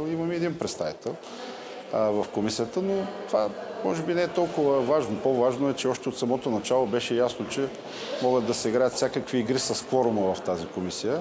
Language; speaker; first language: Bulgarian; native; Bulgarian